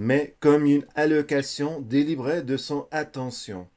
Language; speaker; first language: French; non-native, learner; English